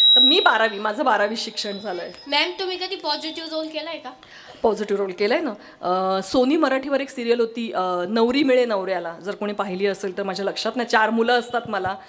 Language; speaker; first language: Marathi; non-native, local second language; Kannada